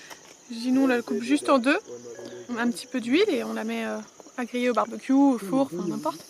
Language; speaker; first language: French; native; French